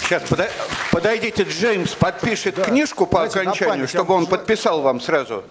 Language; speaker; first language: Russian; native; Russian